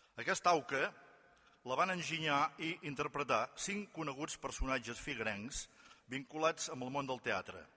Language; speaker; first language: Catalan; native; Catalan